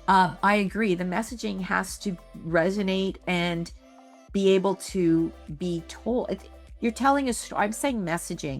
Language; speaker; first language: English; native; English